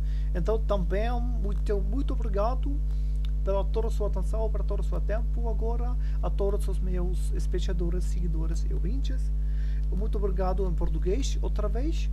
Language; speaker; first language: Portuguese; non-native, learner; German